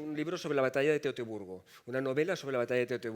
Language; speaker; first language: Spanish; native; Spanish